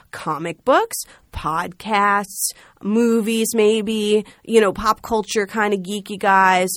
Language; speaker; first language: English; native; English